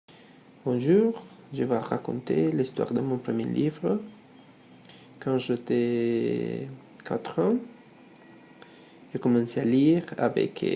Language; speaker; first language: French; non-native, learner; Spanish